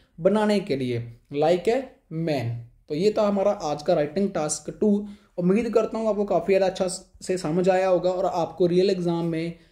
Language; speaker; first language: Hindi; non-native, local second language; Punjabi